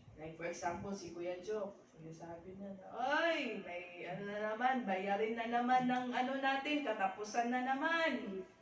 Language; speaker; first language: Filipino; native; Filipino